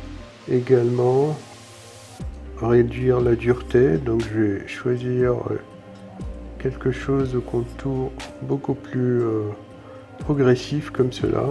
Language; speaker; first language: French; native; French